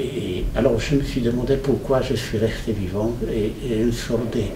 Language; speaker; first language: French; non-native, fluent; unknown